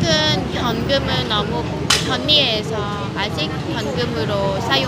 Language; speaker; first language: Korean; non-native, fluent; Vietnamese